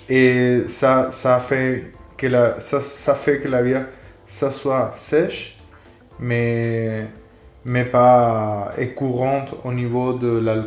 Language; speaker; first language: French; non-native, fluent; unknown